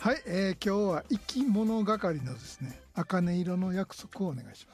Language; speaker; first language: Japanese; native; Japanese